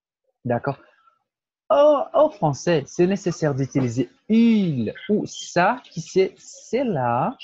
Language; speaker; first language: French; non-native, fluent; Portuguese